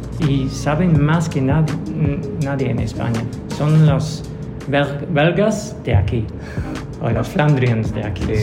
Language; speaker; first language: Spanish; non-native, learner; English